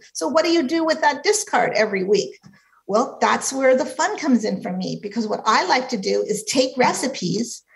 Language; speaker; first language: English; native; English